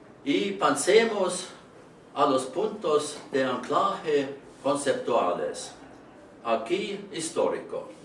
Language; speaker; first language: Spanish; non-native, learner; Estonian